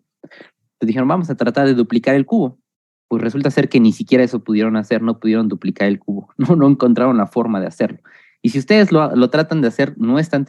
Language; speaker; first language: Spanish; native; Spanish